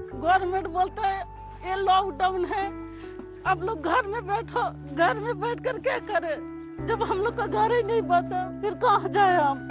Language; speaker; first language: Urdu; non-native, local second language; Kashmiri